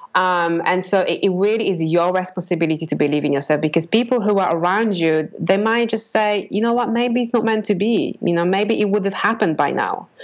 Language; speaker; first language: English; non-native, fluent; Polish